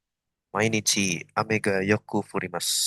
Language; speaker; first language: Japanese; non-native, learner; Indonesian